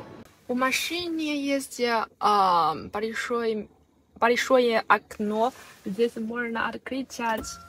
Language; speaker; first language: Russian; non-native, learner; Chinese